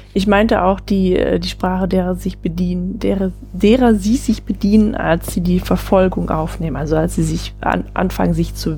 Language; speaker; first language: German; native; German